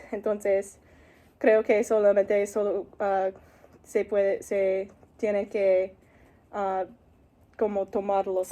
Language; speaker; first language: Spanish; non-native, learner; English